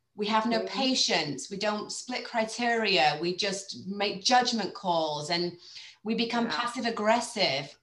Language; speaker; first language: English; native; English